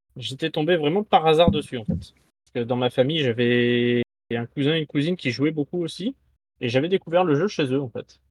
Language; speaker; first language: French; native; French